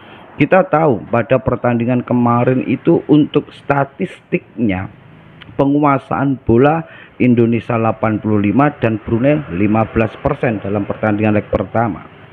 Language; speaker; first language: Indonesian; native; Indonesian